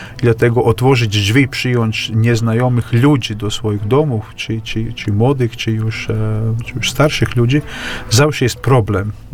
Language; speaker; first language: Polish; non-native, fluent; Latvian